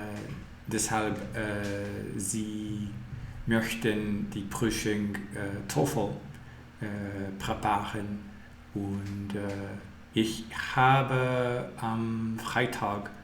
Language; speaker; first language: German; non-native, learner; English